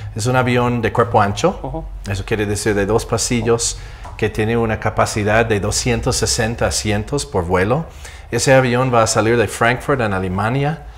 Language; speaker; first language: Spanish; non-native, fluent; English